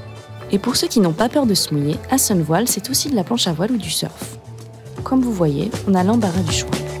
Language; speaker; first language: French; native; French